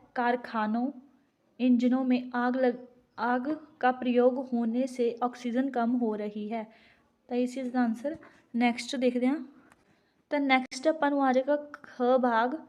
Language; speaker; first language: Hindi; non-native, local second language; Punjabi